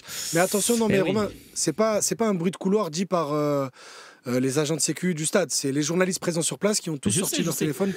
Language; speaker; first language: French; native; French